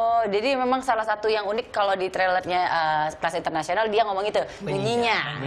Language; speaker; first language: Indonesian; native; Indonesian